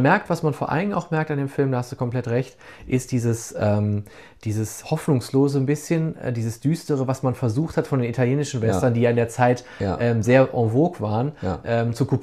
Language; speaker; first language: German; native; German